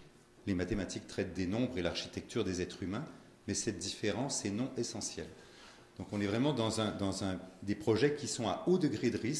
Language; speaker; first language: French; native; French